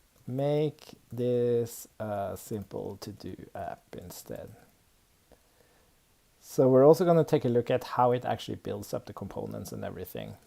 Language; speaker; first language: English; non-native, fluent; Swedish